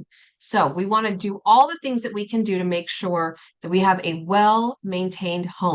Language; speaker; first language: English; native; English